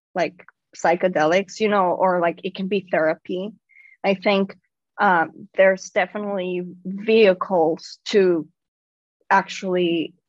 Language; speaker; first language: English; non-native, fluent; Spanish